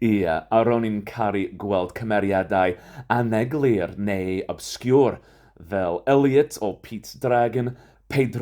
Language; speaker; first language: Welsh; non-native, fluent; English